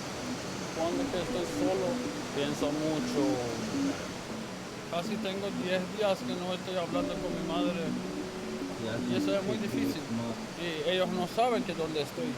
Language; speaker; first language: Spanish; non-native, learner; Persian